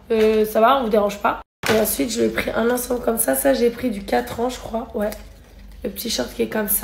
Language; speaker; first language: French; native; French